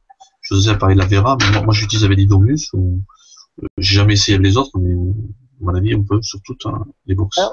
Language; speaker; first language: French; native; French